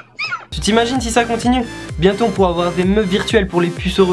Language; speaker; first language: French; native; French